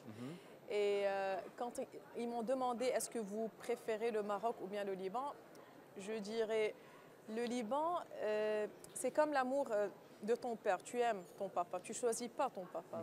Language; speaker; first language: French; non-native, local second language; Arabic